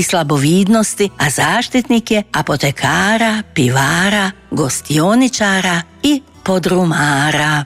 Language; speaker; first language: Croatian; native; Croatian